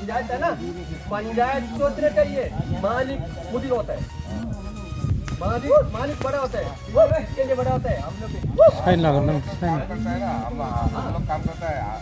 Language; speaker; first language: Hindi; non-native, local second language; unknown